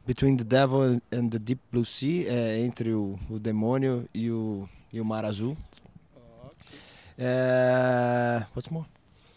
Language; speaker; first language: English; non-native, fluent; Portuguese